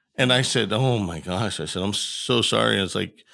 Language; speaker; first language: English; native; English